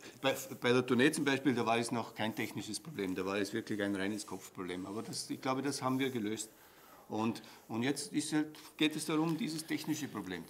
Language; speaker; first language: German; native; German